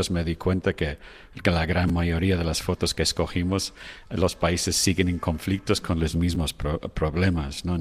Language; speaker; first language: Spanish; non-native, fluent; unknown